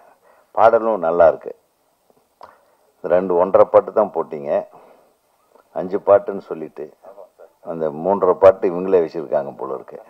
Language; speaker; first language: Tamil; native; Tamil